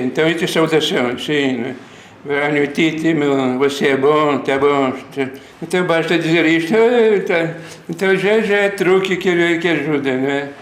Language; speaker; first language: Portuguese; non-native, fluent; Lithuanian